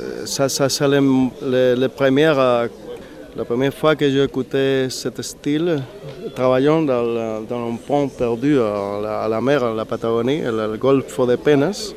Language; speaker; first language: French; non-native, learner; Spanish